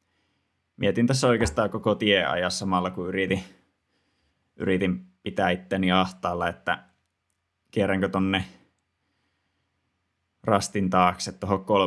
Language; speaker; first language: Finnish; native; Finnish